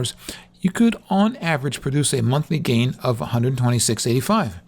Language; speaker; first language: English; native; English